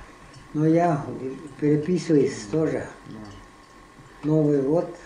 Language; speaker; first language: Russian; non-native, local second language; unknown